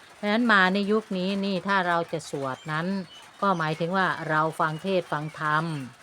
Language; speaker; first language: Thai; native; Thai